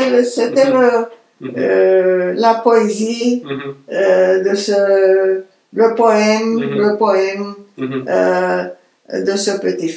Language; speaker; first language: French; non-native, fluent; Romanian